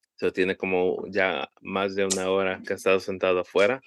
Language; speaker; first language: Spanish; early bilingual, heritage; Spanish